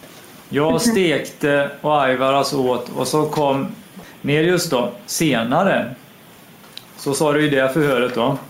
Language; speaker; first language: Swedish; native; Swedish